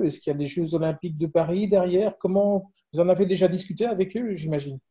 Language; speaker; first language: French; native; French